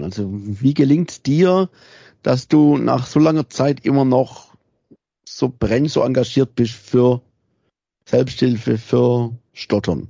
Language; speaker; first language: German; native; German